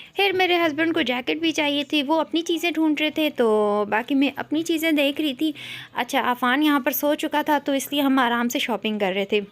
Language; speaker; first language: Urdu; native; Urdu